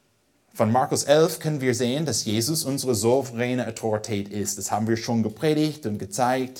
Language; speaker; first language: German; non-native, fluent; English